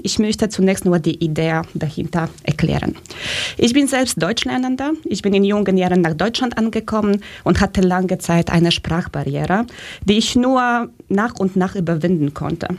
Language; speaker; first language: German; early bilingual, other home language; Polish